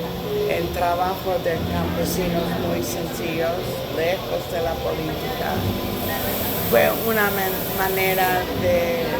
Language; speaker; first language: Spanish; non-native, learner; English